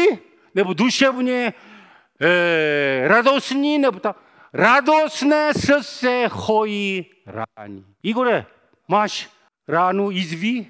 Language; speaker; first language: Czech; non-native, fluent; Korean